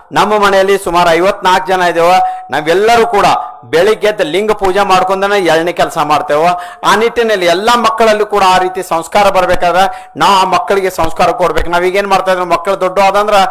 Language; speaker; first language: Kannada; native; Kannada